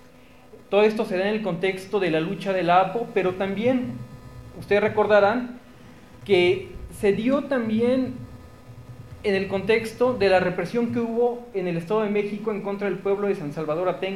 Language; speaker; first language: Spanish; native; Spanish